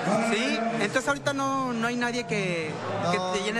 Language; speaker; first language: Spanish; native; Spanish